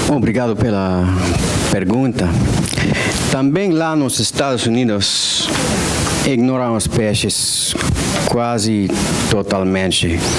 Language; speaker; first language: Portuguese; non-native, fluent; English